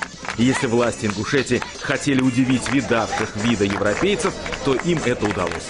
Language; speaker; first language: Russian; native; Russian